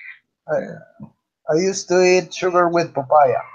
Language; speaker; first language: English; non-native, learner; Spanish